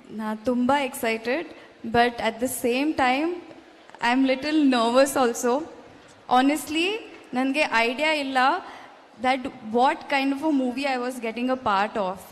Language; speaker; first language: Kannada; non-native, learner; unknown